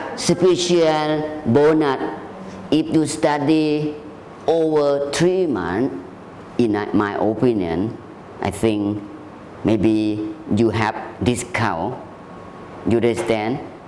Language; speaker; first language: English; non-native, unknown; Thai